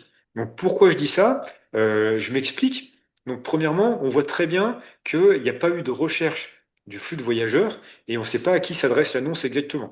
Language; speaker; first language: French; native; French